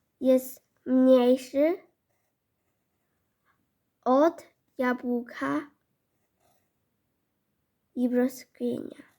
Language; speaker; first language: Polish; non-native, learner; Chinese